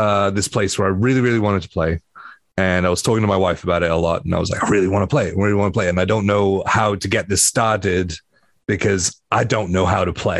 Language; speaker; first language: English; native; English